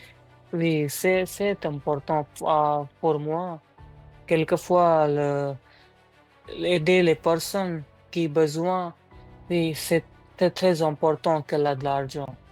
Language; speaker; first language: French; non-native, learner; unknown